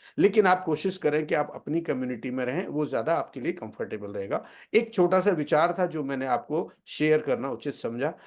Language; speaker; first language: Hindi; native; Hindi